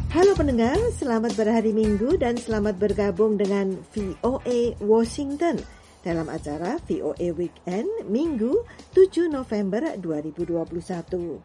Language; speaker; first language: Indonesian; native; Indonesian